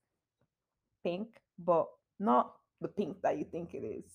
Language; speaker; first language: English; non-native, local second language; Yoruba